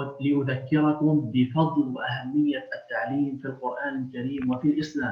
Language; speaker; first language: Arabic; native; Arabic